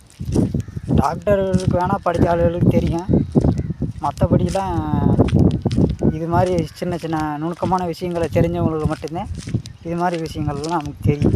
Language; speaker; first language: Tamil; native; Tamil